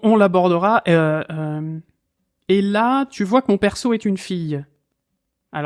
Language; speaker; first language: French; native; French